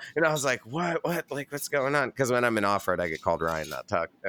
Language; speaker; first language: English; native; English